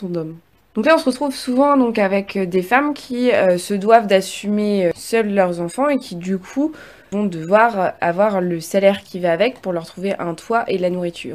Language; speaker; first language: French; native; French